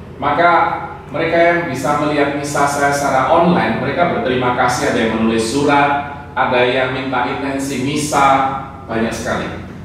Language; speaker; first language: Indonesian; native; Indonesian